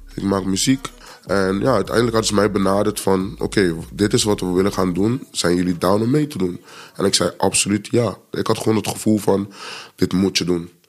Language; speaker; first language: Dutch; early bilingual, other home language; Papiamento